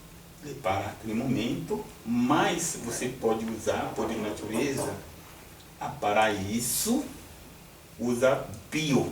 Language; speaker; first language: Portuguese; non-native, fluent; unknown